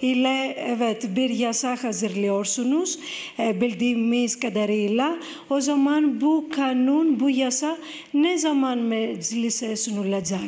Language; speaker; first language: Turkish; non-native, fluent; Greek